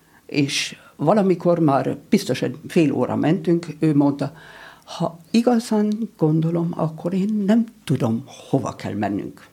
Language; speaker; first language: Hungarian; non-native, learner; German